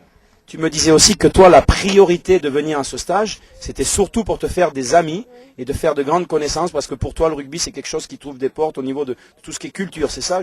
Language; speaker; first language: French; native; French